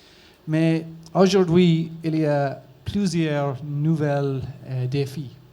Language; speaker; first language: French; non-native, learner; English